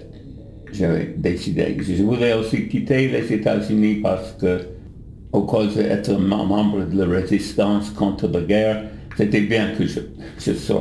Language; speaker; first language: French; non-native, fluent; English